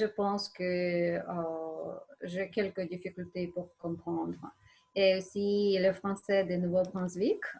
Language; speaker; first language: French; non-native, learner; Ukrainian